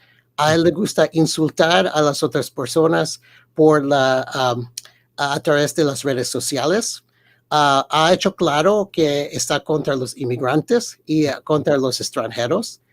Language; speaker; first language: Spanish; early bilingual, heritage; Spanish